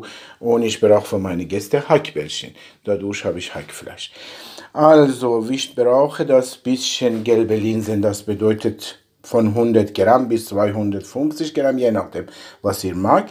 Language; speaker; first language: German; non-native, fluent; Persian